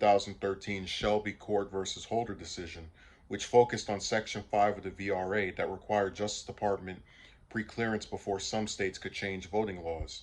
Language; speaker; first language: English; native; English